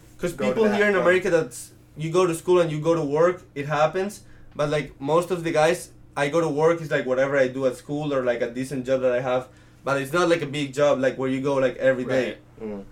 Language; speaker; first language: English; early bilingual, other home language; Italian